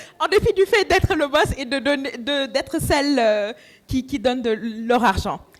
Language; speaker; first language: French; non-native, local second language; Wolof